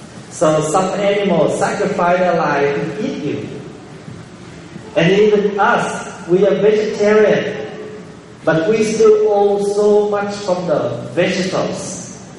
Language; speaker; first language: English; non-native, fluent; Vietnamese